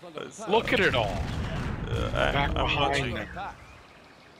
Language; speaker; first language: English; native; English